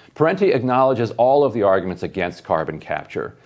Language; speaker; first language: English; native; English